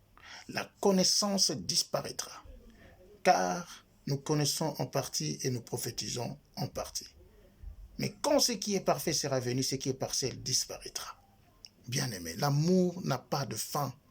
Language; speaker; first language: French; non-native, local second language; Lingala